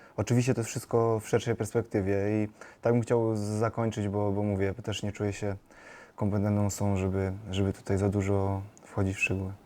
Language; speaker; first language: Polish; native; Polish